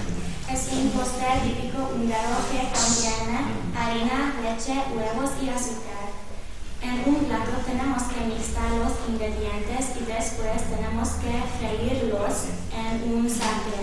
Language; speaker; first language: Spanish; non-native, learner; Hungarian